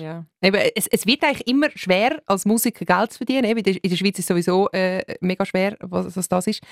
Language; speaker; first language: German; native; German